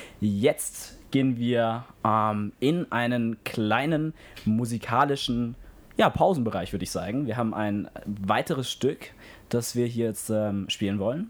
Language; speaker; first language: German; native; German